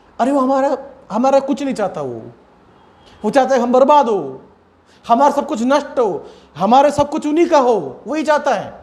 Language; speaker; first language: Hindi; non-native, local second language; Malayalam